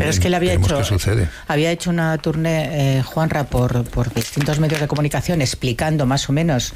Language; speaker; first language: Spanish; native; Spanish